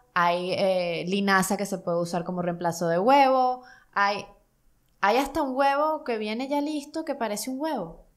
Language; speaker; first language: Spanish; native; Spanish